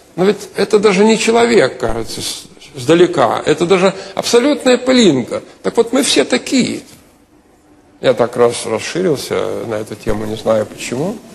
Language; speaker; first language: Russian; non-native, local second language; Lithuanian